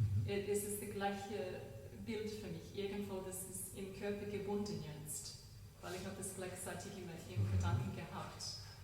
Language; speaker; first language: German; non-native, learner; English